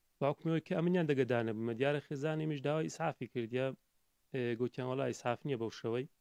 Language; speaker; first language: Central Kurdish; native; Central Kurdish